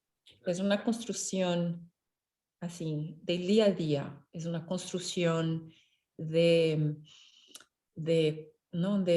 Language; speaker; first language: Spanish; non-native, fluent; Portuguese